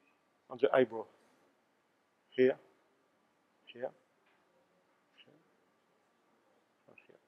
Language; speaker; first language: English; non-native, learner; French